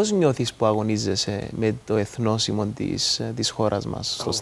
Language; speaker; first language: Greek; native; Greek